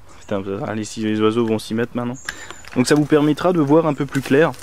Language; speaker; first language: French; native; French